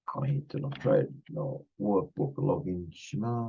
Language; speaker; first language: Japanese; non-native, fluent; English